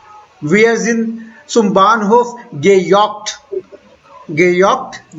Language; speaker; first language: German; non-native, fluent; Hindi